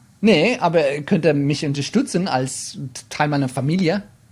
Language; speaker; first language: German; non-native, fluent; English